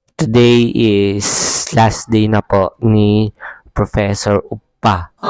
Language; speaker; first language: Filipino; native; Filipino